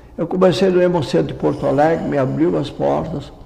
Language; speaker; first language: Portuguese; native; Portuguese